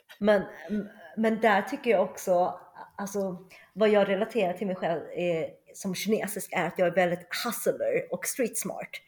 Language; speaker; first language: Swedish; early bilingual, other home language; Chinese